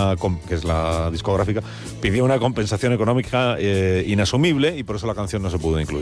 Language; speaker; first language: Spanish; native; Spanish